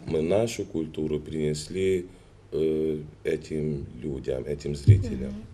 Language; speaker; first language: Russian; non-native, fluent; Hungarian